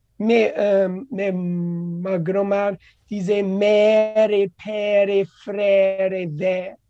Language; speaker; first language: French; non-native, local second language; English